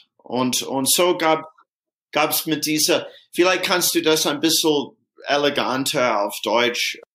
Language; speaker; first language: German; non-native, fluent; English